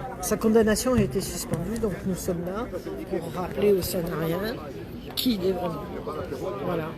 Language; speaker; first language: French; native; French